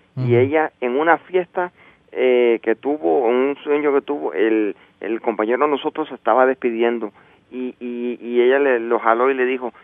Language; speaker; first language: Spanish; native; Spanish